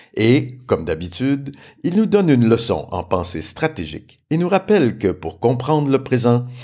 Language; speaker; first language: French; native; French